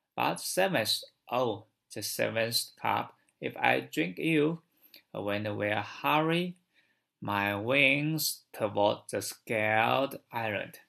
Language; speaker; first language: English; non-native, learner; Chinese